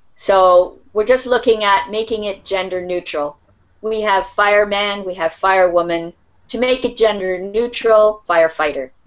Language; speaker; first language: English; native; English